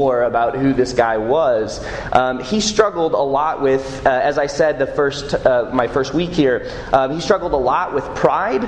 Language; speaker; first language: English; native; English